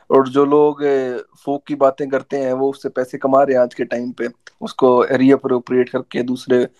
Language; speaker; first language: Hindi; native; Hindi